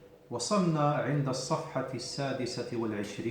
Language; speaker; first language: Arabic; non-native, fluent; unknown